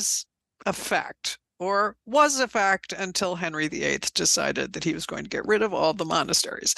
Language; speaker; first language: English; native; English